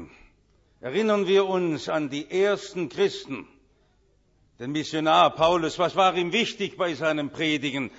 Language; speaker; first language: German; native; German